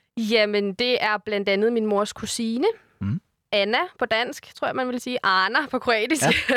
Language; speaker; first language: Danish; native; Danish